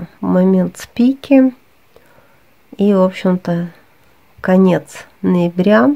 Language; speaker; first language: Russian; native; Russian